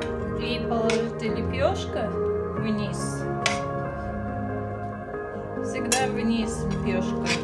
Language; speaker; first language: Russian; non-native, local second language; Tajik